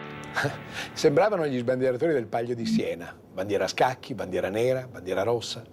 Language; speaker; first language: Italian; native; Italian